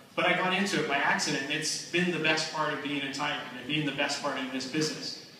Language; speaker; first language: English; native; English